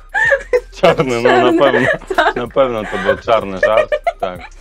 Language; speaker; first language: Polish; non-native, learner; Russian